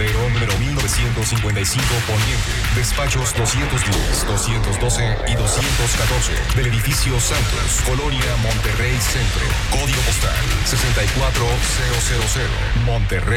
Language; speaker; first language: Spanish; native; Spanish